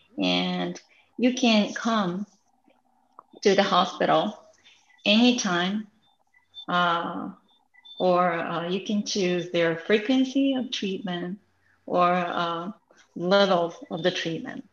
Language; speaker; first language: English; non-native, fluent; Japanese